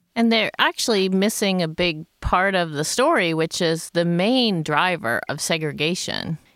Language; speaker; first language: English; native; English